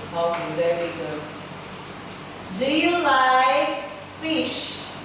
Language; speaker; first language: English; non-native, fluent; Vietnamese